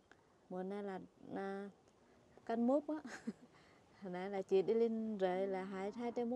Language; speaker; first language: Vietnamese; non-native, local second language; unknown